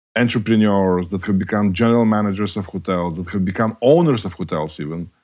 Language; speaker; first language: English; non-native, fluent; Bulgarian